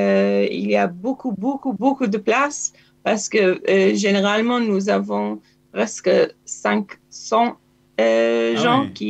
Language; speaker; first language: French; non-native, learner; Hebrew